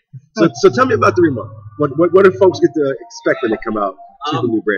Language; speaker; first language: English; native; English